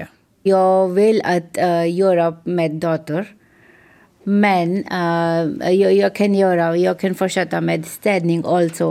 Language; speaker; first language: Swedish; non-native, local second language; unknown